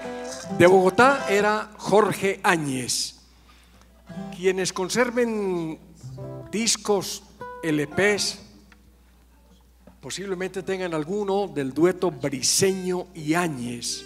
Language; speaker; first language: Spanish; native; Spanish